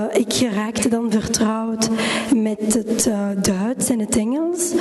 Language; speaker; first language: Dutch; non-native, local second language; French